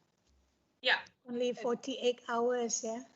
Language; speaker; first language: English; non-native, fluent; Indonesian